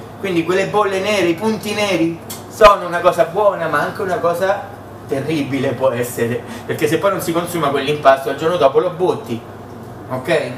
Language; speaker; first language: Italian; early bilingual, heritage; Italian